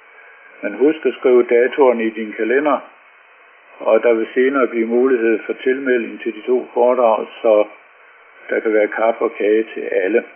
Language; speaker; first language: Danish; native; Danish